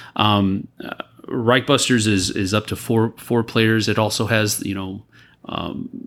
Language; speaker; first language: English; native; English